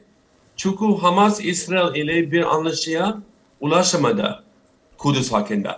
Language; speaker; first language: Turkish; non-native, fluent; English